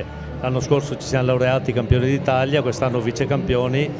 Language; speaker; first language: Italian; native; Italian